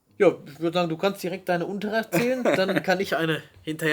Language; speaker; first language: German; native; German